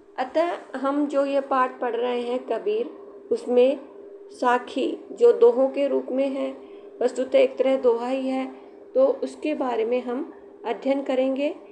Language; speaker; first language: Hindi; native; Hindi